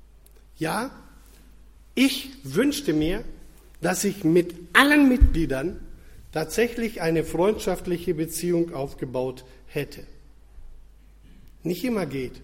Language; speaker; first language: German; non-native, fluent; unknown